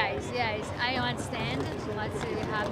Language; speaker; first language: English; non-native, learner; Portuguese